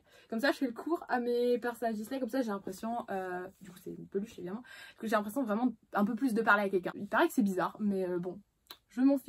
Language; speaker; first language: French; native; French